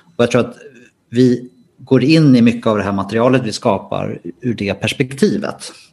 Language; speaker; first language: Swedish; native; Swedish